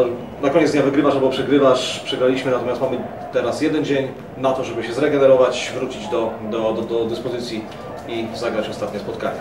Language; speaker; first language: Polish; native; Polish